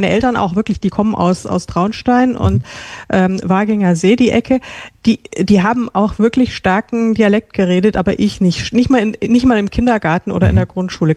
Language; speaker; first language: German; native; German